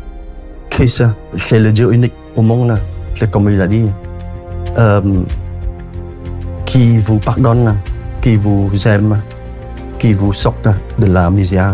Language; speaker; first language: French; non-native, fluent; Khmer